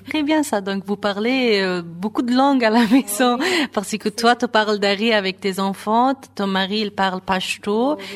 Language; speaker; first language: French; non-native, fluent; Persian